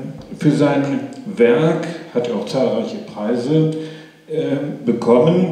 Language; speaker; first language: German; native; German